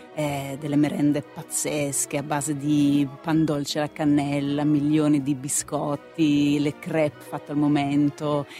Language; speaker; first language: Italian; non-native, fluent; Swedish